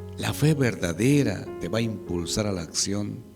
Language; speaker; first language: Spanish; native; Spanish